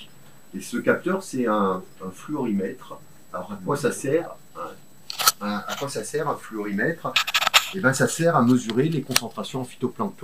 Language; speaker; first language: French; native; French